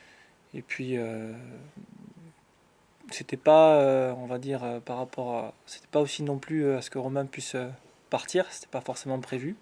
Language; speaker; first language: French; native; French